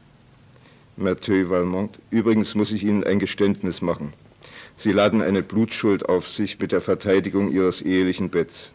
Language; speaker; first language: German; native; German